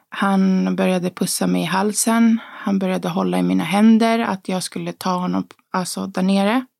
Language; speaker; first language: Swedish; early bilingual, other home language; Spanish